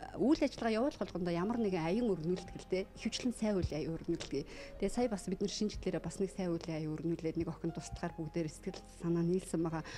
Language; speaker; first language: Mongolian; native; Mongolian